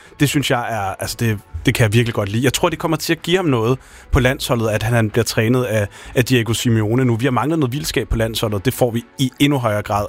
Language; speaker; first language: Danish; native; Danish